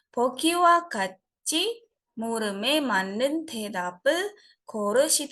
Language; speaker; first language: Korean; non-native, fluent; Indonesian